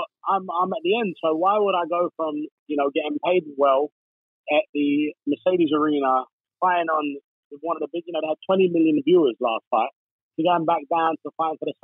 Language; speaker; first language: English; native; English